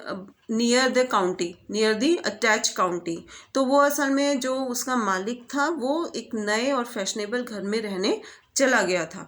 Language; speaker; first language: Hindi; native; Hindi